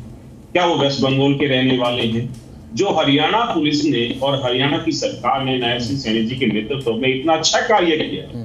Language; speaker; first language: Hindi; native; Hindi